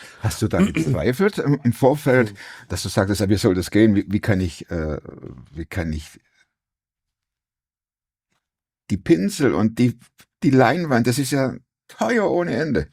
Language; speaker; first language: German; native; German